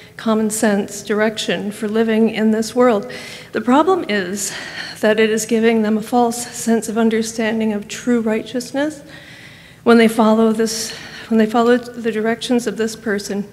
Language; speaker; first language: English; non-native, fluent; Romanian